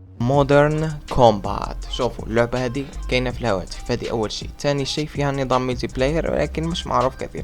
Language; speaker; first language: Arabic; native; Arabic